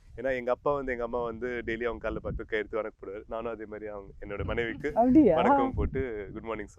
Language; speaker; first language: Tamil; native; Tamil